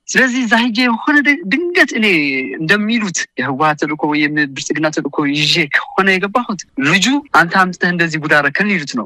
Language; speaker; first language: Amharic; non-native, local second language; Tigrinya